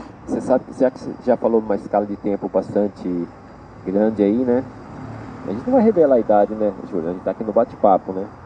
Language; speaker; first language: Portuguese; native; Portuguese